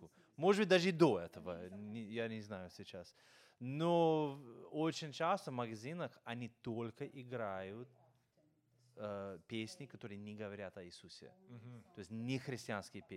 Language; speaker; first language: Russian; non-native, fluent; English